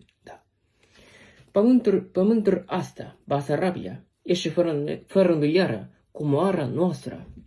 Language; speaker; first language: Romanian; non-native, learner; Japanese